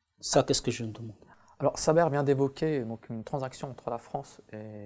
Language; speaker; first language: French; non-native, learner; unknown